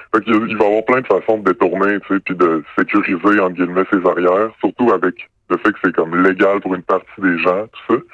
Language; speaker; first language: French; native; French